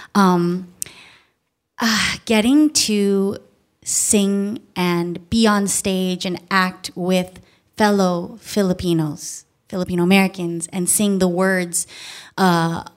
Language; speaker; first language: English; early bilingual, other home language; Filipino